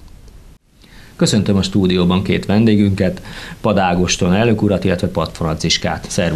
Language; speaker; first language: Hungarian; native; Hungarian